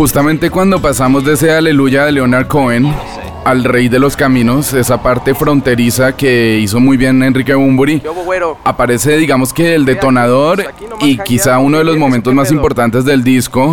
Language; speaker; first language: Spanish; native; Spanish